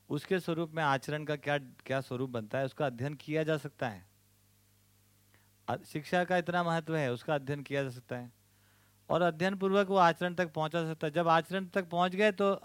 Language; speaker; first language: Hindi; native; Hindi